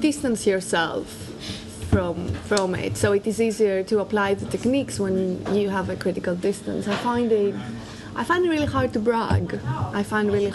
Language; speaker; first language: English; non-native, fluent; Greek